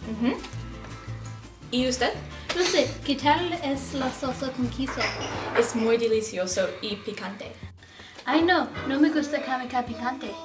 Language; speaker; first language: Spanish; non-native, learner; English